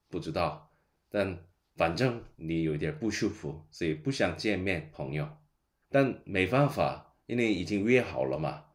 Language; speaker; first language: Chinese; non-native, fluent; Korean